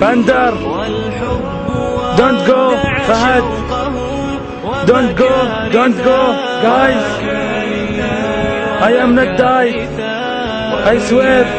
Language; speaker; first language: English; non-native, learner; Arabic